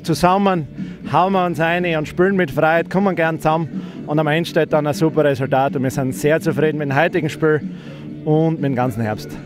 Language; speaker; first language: German; native; German